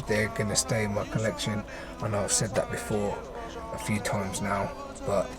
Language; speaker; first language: English; native; English